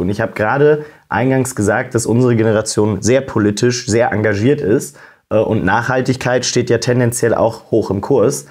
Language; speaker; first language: German; native; German